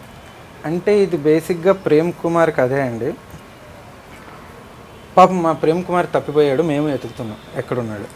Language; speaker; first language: Telugu; native; Telugu